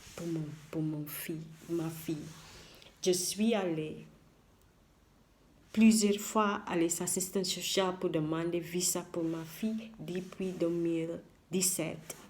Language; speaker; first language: French; non-native, learner; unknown